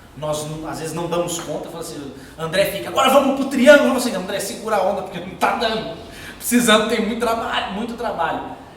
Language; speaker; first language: Portuguese; native; Portuguese